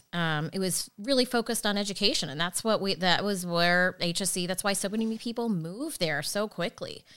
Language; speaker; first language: English; native; English